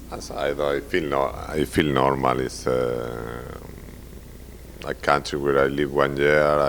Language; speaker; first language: English; non-native, learner; Spanish